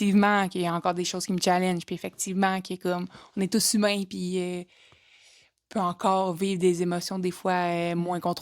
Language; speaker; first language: French; native; French